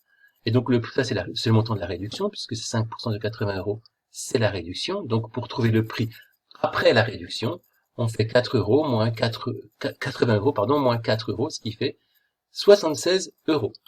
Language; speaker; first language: French; native; French